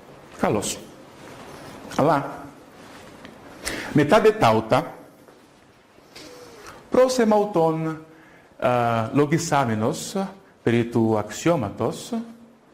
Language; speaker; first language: Greek; non-native, fluent; Portuguese